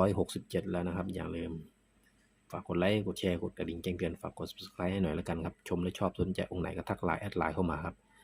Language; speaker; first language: Thai; non-native, local second language; Northeastern Thai